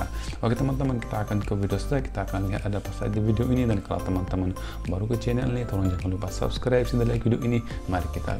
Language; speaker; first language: Indonesian; non-native, fluent; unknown